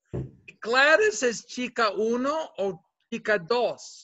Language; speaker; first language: Spanish; non-native, fluent; English